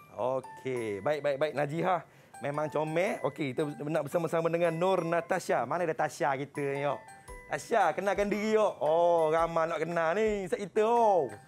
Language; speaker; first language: Malay; native; Malay